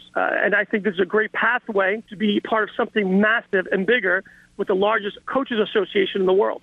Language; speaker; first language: English; native; English